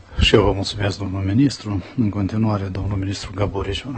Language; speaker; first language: Romanian; native; Romanian